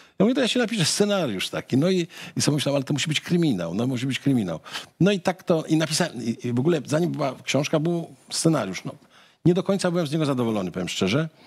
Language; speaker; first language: Polish; native; Polish